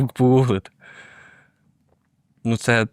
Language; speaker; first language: Ukrainian; native; Ukrainian